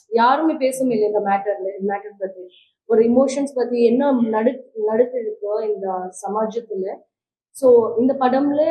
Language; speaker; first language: Tamil; non-native, learner; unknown